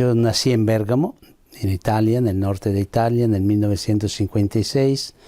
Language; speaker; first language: Spanish; non-native, fluent; Italian